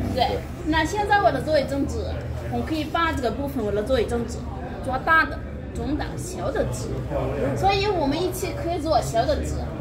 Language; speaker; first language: Chinese; non-native, learner; Arabic